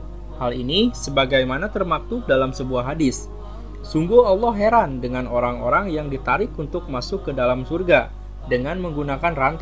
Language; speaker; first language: Indonesian; native; Indonesian